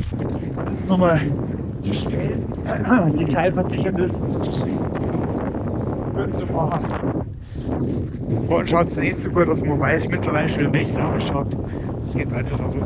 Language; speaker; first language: German; native; German